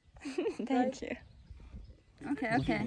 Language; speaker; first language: English; non-native, learner; Turkish